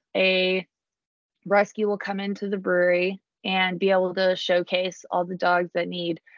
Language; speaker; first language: English; native; English